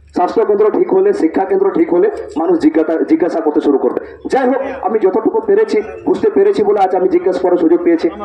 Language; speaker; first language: Bangla; non-native, local second language; Santali